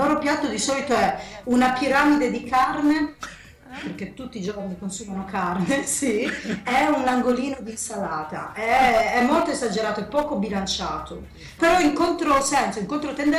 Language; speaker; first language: Italian; native; Italian